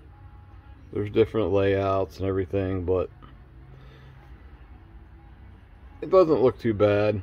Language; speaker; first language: English; native; English